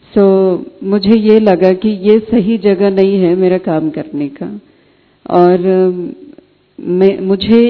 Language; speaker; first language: Hindi; non-native, fluent; Telugu